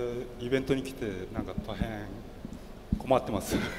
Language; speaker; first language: Japanese; native; Japanese